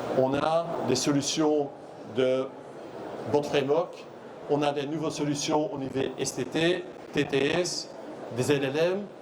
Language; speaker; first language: French; non-native, local second language; Dutch